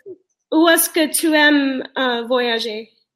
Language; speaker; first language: French; non-native, learner; English